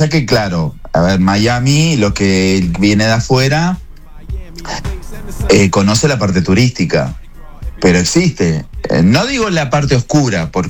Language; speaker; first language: Spanish; native; Spanish